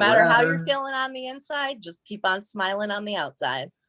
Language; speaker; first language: English; native; English